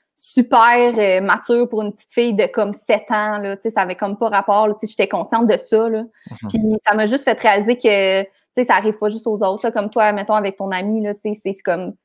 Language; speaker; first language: French; native; French